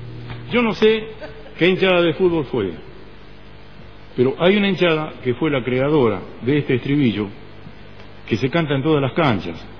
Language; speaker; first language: Spanish; native; Spanish